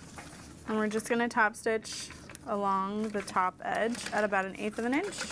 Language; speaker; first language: English; native; English